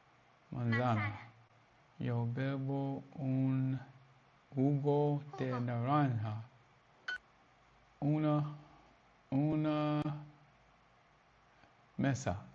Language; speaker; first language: Spanish; non-native, learner; English